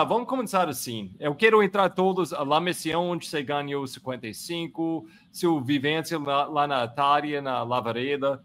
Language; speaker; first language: Portuguese; non-native, fluent; English